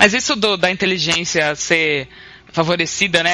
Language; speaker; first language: Portuguese; native; Portuguese